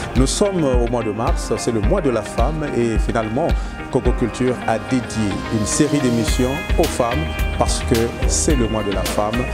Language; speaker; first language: French; non-native, local second language; Lingala